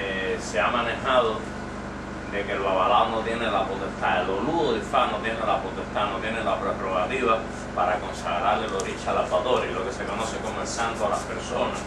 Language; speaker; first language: Spanish; native; Spanish